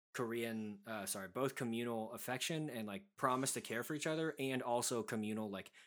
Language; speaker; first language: English; native; English